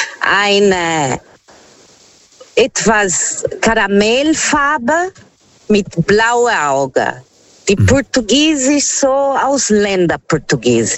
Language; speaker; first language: German; non-native, fluent; Portuguese